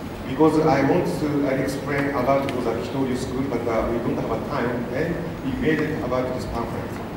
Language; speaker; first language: English; non-native, learner; Japanese